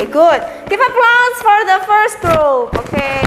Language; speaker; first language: English; non-native, learner; Indonesian